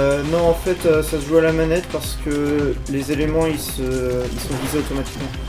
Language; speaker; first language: French; native; French